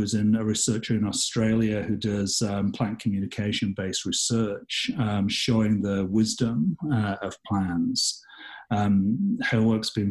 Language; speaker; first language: English; native; English